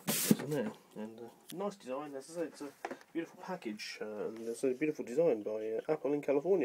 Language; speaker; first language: English; native; English